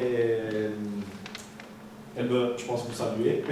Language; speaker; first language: French; non-native, fluent; Italian